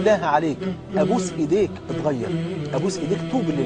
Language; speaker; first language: Arabic; native; Arabic